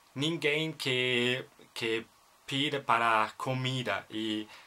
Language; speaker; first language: Portuguese; non-native, fluent; German